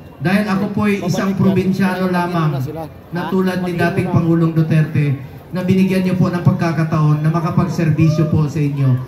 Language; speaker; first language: Filipino; non-native, local second language; Cebuano